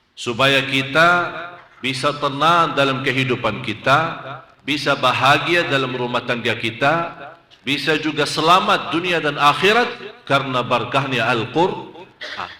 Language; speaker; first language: Malay; non-native, fluent; Arabic